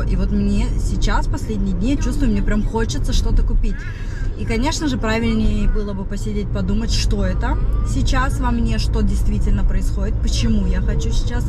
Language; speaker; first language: Russian; native; Russian